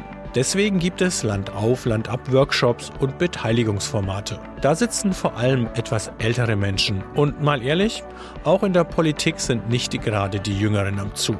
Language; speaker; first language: German; native; German